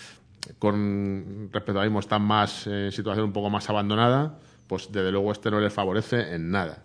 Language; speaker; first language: Spanish; native; Spanish